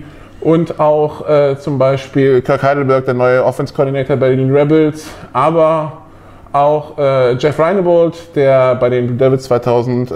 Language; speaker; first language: German; native; German